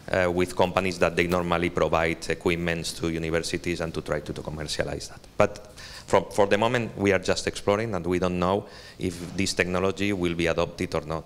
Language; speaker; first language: English; non-native, fluent; Spanish